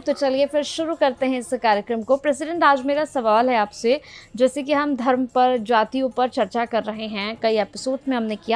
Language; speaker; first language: Hindi; native; Hindi